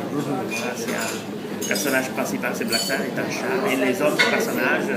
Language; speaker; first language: French; non-native, fluent; Spanish